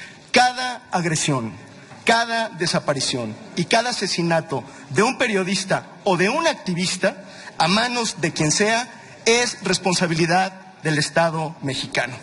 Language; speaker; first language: Spanish; native; Spanish